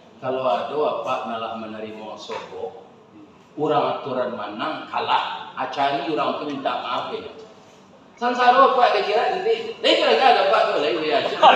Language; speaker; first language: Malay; non-native, local second language; Minangkabau